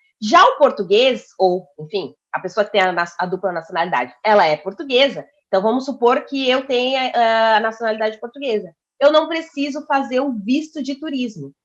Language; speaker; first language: Portuguese; native; Portuguese